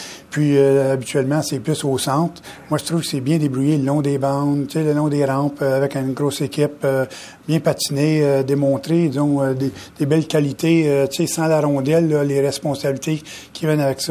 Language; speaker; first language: French; native; French